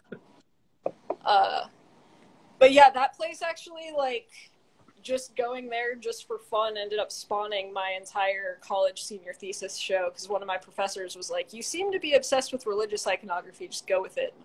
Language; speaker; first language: English; native; English